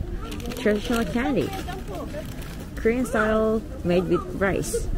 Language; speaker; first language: English; non-native, learner; Korean